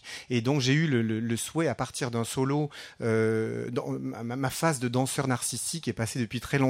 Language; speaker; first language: French; native; French